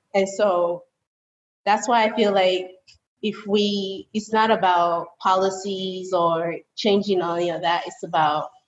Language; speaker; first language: English; early bilingual, other home language; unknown